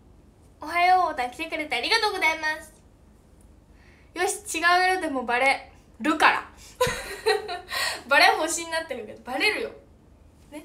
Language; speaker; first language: Japanese; native; Japanese